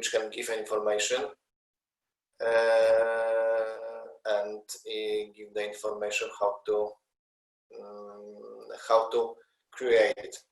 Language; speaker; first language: English; non-native, learner; Polish